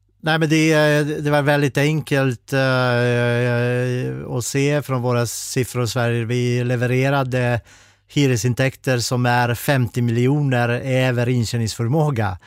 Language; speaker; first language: Swedish; non-native, fluent; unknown